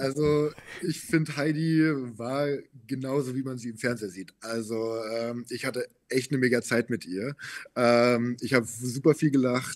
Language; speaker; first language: German; native; German